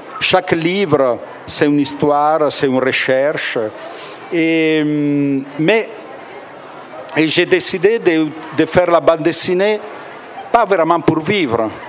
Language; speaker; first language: French; non-native, fluent; Italian